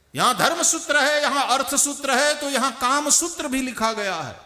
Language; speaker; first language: Hindi; non-native, local second language; Gujarati